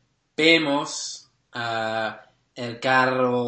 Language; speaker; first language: Spanish; non-native, learner; English